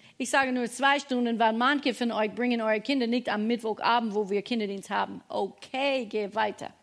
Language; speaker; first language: German; non-native, fluent; English